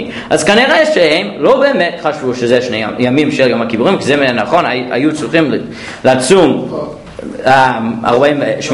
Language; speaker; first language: Hebrew; non-native, fluent; English